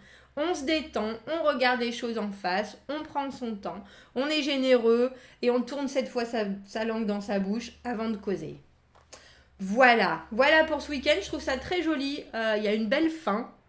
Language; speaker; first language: French; native; French